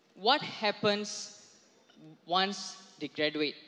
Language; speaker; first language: English; non-native, local second language; Tamil